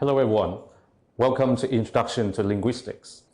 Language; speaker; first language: English; non-native, fluent; Vietnamese